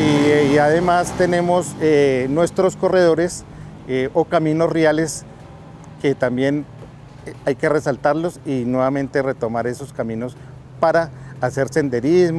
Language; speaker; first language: Spanish; native; Spanish